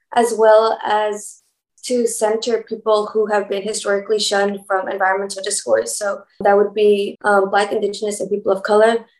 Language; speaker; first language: English; early bilingual, other home language; Spanish